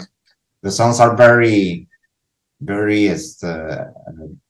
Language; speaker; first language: English; non-native, learner; Spanish